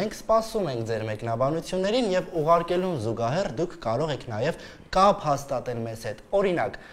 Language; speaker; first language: Armenian; native; Armenian